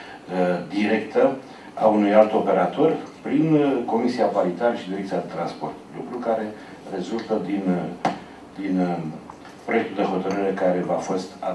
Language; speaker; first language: Romanian; native; Romanian